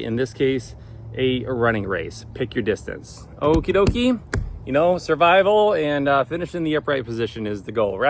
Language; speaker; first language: English; native; English